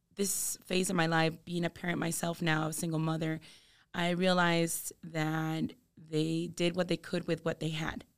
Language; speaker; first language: English; native; English